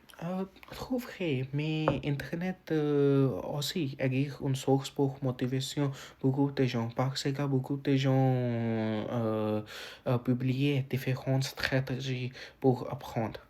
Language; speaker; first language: French; non-native, learner; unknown